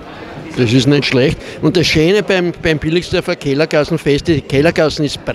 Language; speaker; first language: German; native; German